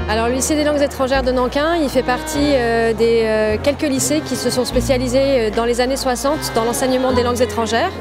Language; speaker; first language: French; native; French